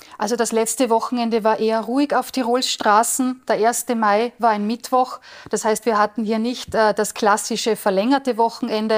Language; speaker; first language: German; native; German